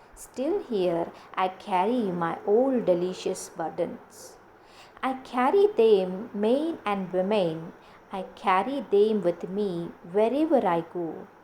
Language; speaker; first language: English; non-native, local second language; Marathi